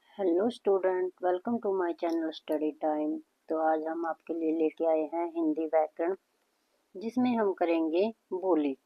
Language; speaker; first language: Hindi; native; Hindi